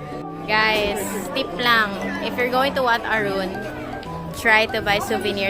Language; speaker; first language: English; non-native, local second language; Filipino